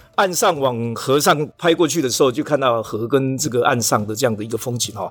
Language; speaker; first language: Chinese; native; Chinese